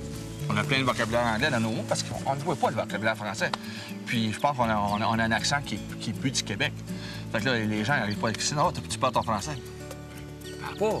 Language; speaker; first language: French; native; French